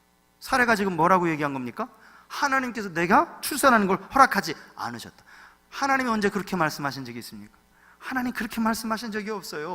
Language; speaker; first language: Korean; native; Korean